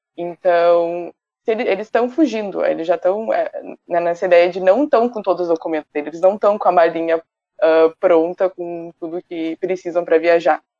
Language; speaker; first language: Portuguese; native; Portuguese